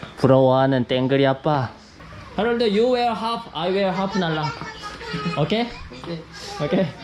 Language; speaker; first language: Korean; native; Korean